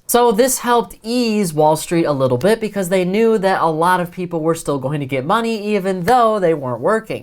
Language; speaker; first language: English; native; English